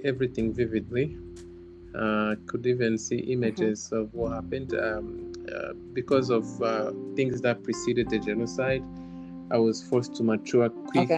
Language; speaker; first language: English; non-native, local second language; Kinyarwanda